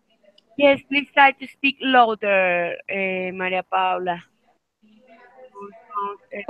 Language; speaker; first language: English; non-native, fluent; Spanish